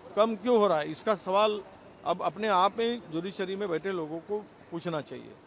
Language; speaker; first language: Hindi; non-native, local second language; Marathi